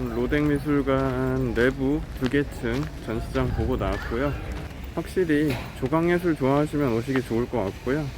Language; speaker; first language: Korean; native; Korean